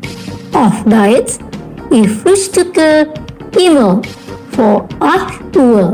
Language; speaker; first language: German; non-native, fluent; Indonesian